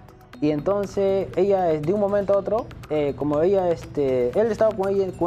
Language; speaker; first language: Spanish; native; Spanish